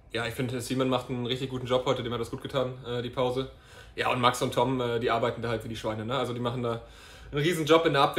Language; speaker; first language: German; native; German